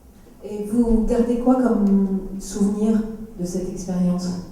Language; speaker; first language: French; native; French